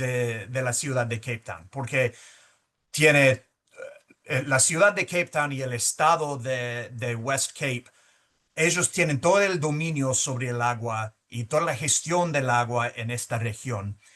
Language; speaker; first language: Spanish; early bilingual, heritage; Spanish